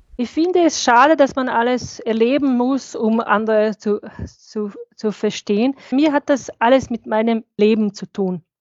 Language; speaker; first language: German; non-native, fluent; Bosnian